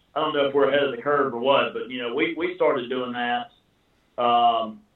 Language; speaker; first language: English; native; English